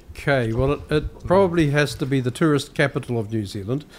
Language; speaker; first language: English; native; English